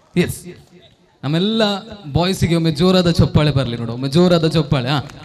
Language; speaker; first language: Kannada; non-native, local second language; Tulu